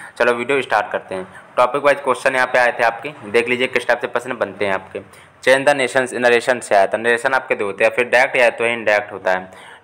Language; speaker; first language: Hindi; native; Hindi